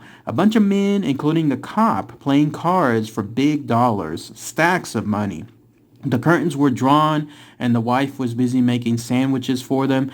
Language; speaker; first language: English; native; English